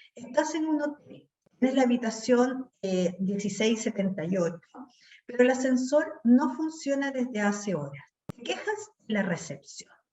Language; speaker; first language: Spanish; native; Spanish